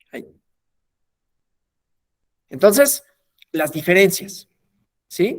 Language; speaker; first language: Spanish; native; Spanish